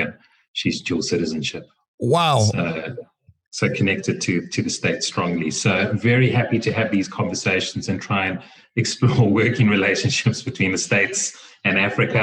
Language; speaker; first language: English; native; English